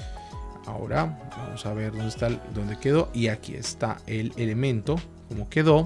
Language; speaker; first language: Spanish; native; Spanish